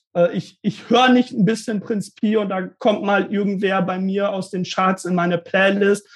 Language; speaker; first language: German; native; German